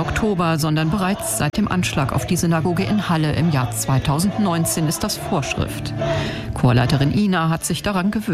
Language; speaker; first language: German; native; German